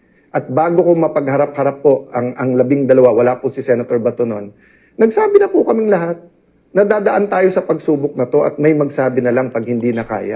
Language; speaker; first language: Filipino; native; Filipino